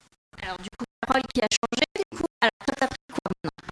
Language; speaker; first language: French; native; French